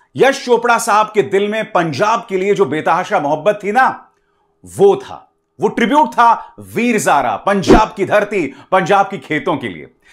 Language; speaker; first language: Hindi; native; Hindi